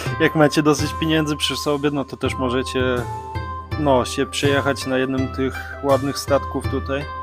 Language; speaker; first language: Polish; early bilingual, heritage; Polish